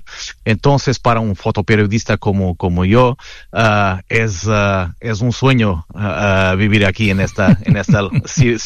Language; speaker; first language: Spanish; non-native, fluent; Portuguese